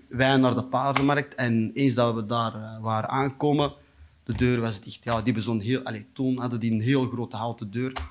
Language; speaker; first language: Dutch; non-native, local second language; Turkish